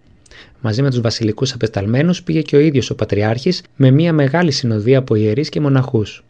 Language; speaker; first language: Greek; native; Greek